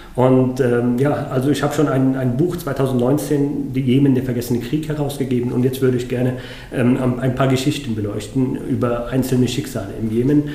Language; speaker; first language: German; non-native, fluent; Arabic